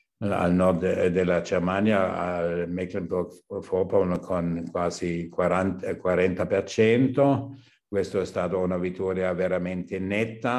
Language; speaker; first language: Italian; non-native, fluent; German